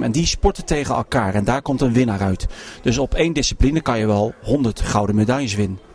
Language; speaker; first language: Dutch; native; Dutch